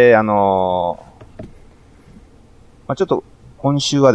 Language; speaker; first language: Japanese; native; Japanese